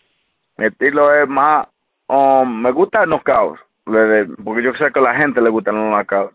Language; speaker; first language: Spanish; early bilingual, heritage; English